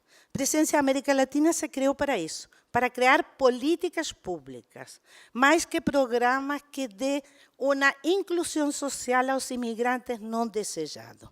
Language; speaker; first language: Portuguese; non-native, fluent; Spanish